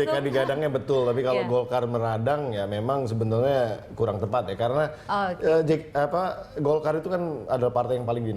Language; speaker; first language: Indonesian; native; Indonesian